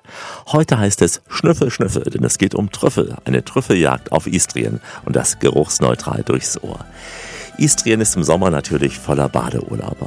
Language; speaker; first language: German; native; German